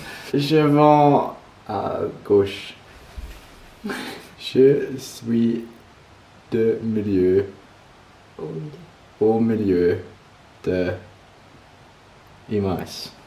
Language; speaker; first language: French; non-native, learner; German